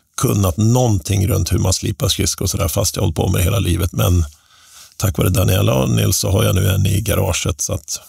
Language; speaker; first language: Swedish; native; Swedish